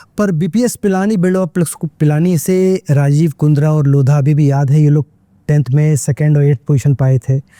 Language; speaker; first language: Hindi; native; Hindi